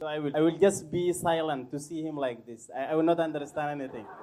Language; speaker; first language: English; non-native, learner; Arabic